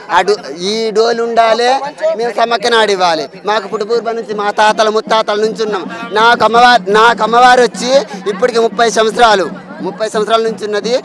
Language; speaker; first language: Telugu; non-native, local second language; Koya